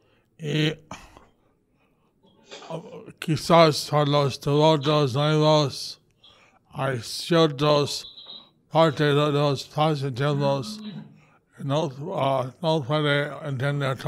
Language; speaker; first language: Spanish; non-native, learner; English